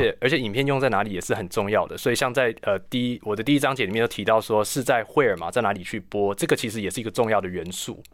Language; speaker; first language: Chinese; native; Chinese